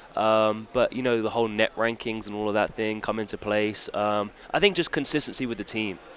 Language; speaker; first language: English; native; English